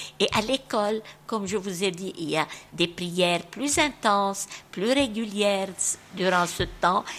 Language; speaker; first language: French; non-native, local second language; Arabic